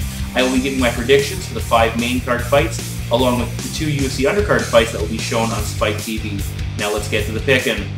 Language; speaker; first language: English; native; English